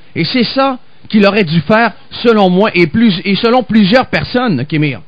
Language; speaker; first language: French; native; French